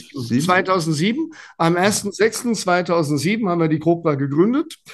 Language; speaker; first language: German; native; German